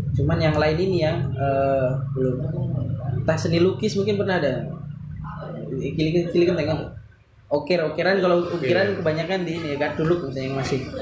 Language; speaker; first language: Indonesian; non-native, local second language; Madurese